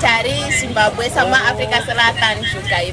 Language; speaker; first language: Indonesian; non-native, fluent; Shona